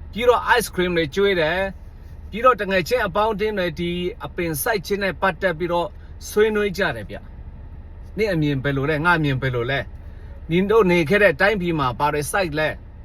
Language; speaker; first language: Burmese; non-native, local second language; Shan